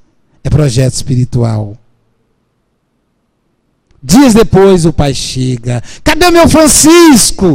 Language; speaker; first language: Portuguese; native; Portuguese